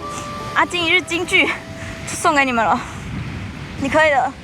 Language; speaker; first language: Chinese; native; Chinese